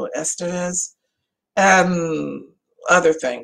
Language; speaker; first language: English; native; English